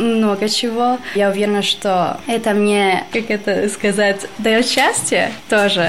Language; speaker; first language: Russian; non-native, fluent; Albanian